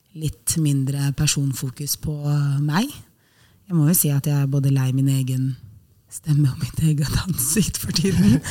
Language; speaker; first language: Norwegian; native; Norwegian